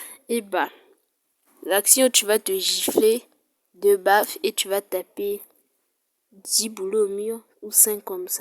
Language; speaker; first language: French; native; French